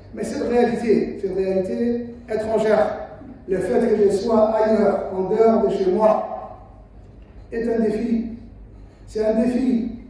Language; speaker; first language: French; non-native, local second language; Somali